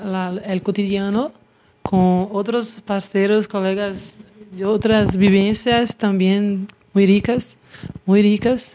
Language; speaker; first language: Spanish; non-native, learner; Portuguese